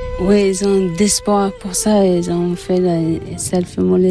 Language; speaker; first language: French; non-native, learner; Tibetan